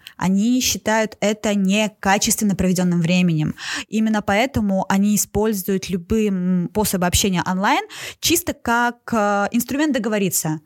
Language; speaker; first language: Russian; native; Russian